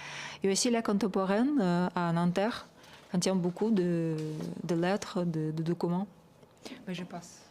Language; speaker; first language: French; non-native, fluent; Russian